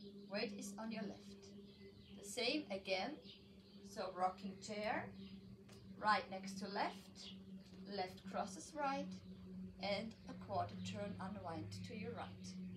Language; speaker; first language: English; non-native, fluent; German